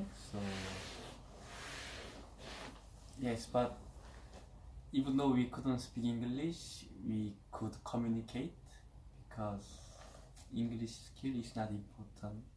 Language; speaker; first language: English; non-native, learner; Korean